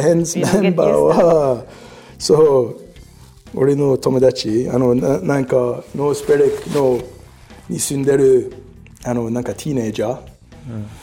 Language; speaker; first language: Japanese; non-native, learner; English